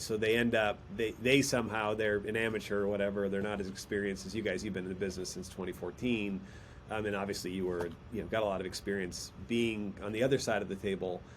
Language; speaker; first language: English; native; English